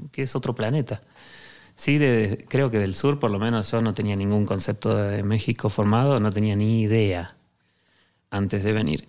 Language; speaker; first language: Spanish; native; Spanish